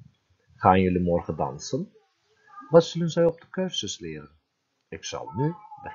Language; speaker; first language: Dutch; non-native, fluent; Turkish